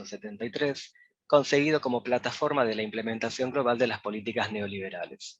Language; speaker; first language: Spanish; native; Spanish